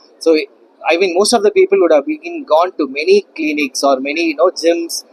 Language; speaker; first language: English; non-native, local second language; Tamil